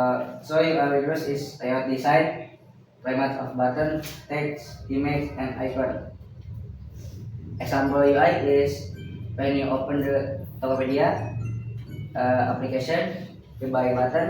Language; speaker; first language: English; non-native, learner; Indonesian